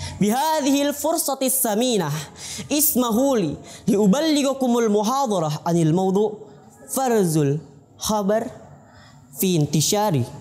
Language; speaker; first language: Arabic; non-native, learner; Indonesian